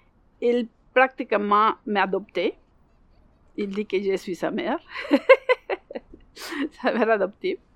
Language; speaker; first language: French; non-native, learner; Spanish